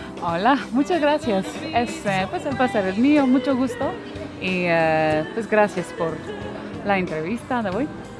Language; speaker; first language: Spanish; non-native, fluent; Dutch